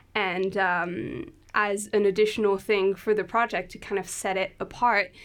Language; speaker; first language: English; non-native, fluent; French